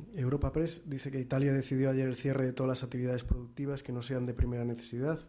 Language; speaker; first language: Spanish; native; Spanish